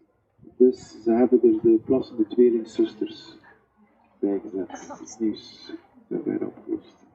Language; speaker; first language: Dutch; native; Dutch